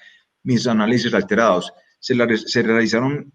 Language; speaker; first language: Spanish; native; Spanish